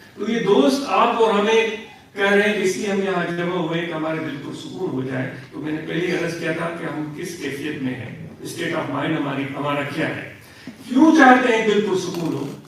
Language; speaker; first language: Urdu; non-native, local second language; Sindhi